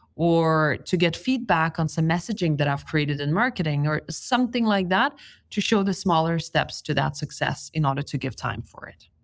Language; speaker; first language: English; non-native, fluent; Lithuanian